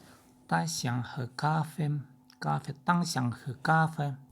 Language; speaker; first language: Chinese; non-native, learner; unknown